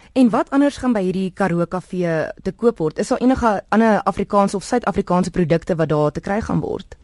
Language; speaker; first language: Afrikaans; native; Afrikaans